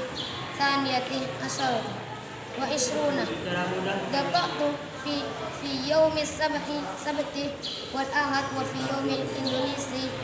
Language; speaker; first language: Arabic; non-native, learner; Indonesian